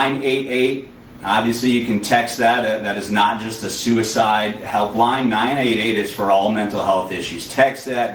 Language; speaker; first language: English; native; English